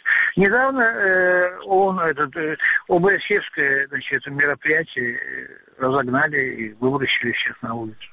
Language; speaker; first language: Russian; non-native, local second language; Azerbaijani